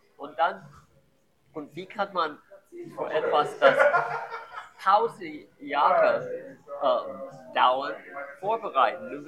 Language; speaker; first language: German; non-native, learner; English